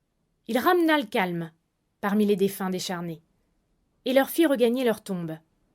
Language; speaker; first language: French; native; French